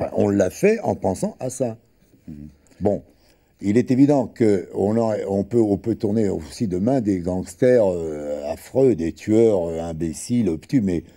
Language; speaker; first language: French; early bilingual, other home language; Italian